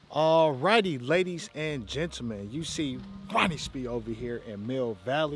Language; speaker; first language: English; native; English